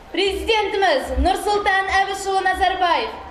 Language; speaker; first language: Kazakh; native; Kazakh